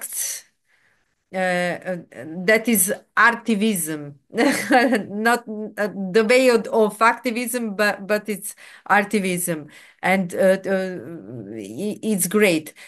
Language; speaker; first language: English; non-native, fluent; Serbian